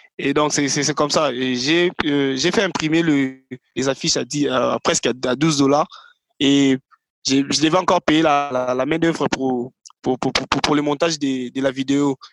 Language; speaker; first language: French; non-native, local second language; Lingala